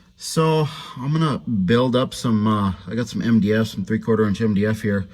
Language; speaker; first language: English; native; English